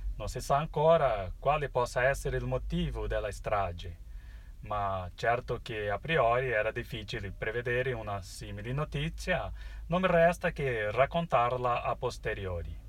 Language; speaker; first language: Italian; non-native, fluent; Portuguese